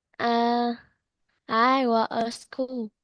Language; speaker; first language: English; non-native, learner; Vietnamese